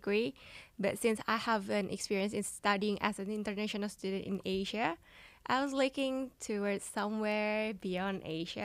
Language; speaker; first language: English; non-native, fluent; Indonesian